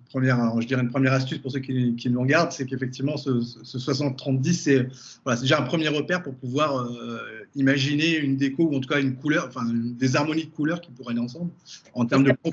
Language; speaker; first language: French; native; French